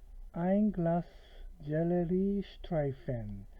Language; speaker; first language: German; non-native, fluent; Korean